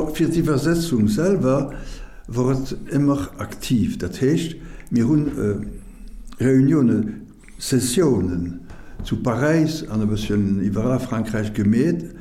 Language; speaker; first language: Luxembourgish; non-native, fluent; French